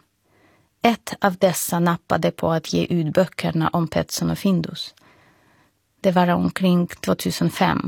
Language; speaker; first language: Swedish; non-native, fluent; Russian